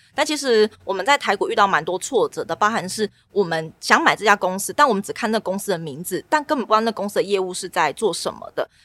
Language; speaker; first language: Chinese; native; Chinese